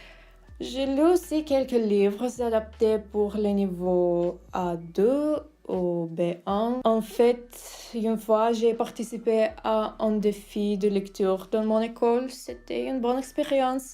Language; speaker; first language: French; non-native, learner; Russian